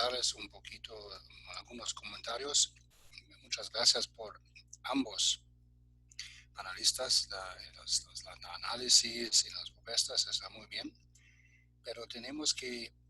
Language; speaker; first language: Spanish; non-native, fluent; German